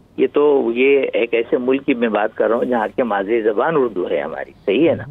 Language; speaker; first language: Urdu; native; Urdu